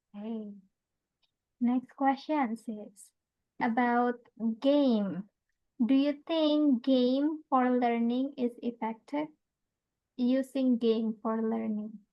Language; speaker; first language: English; non-native, fluent; Indonesian